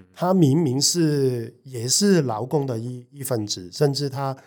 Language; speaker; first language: Chinese; non-native, local second language; Cantonese